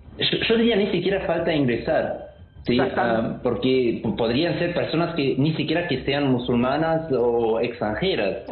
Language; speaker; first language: Spanish; non-native, fluent; Urdu